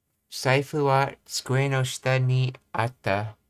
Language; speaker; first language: Japanese; non-native, learner; English